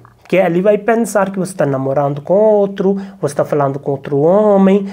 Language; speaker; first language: Portuguese; non-native, learner; Hindi